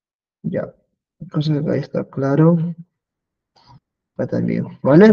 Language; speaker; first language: Spanish; native; Spanish